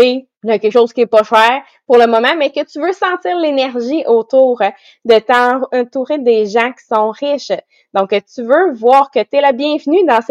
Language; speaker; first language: French; native; French